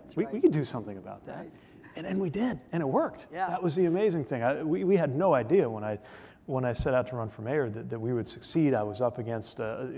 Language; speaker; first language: English; native; English